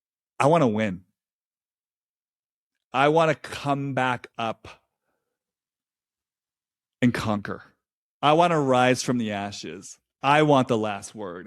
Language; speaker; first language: English; native; English